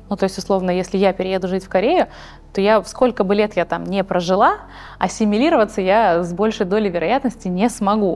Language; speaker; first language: Russian; native; Russian